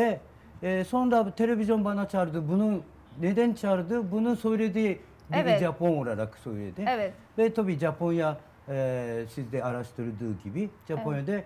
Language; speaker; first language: Turkish; non-native, learner; Japanese